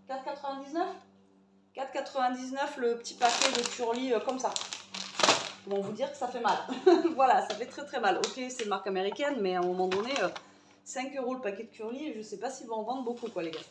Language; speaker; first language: French; native; French